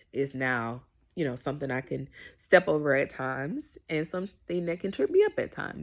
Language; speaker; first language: English; native; English